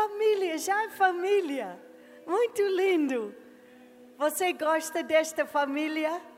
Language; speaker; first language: Portuguese; non-native, learner; English